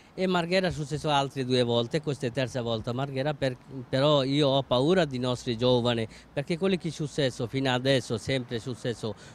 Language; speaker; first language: Italian; non-native, learner; Bangla